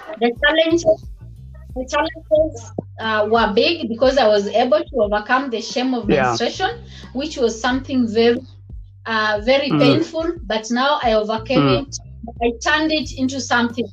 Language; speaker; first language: English; non-native, local second language; Luyia